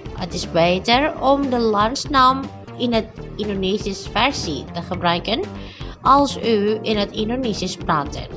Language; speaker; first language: Dutch; non-native, fluent; Indonesian